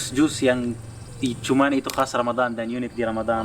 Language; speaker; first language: Malay; non-native, fluent; Arabic